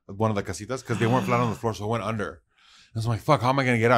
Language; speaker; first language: English; early bilingual, other home language; Spanish